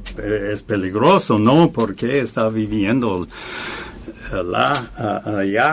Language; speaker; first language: Spanish; non-native, fluent; English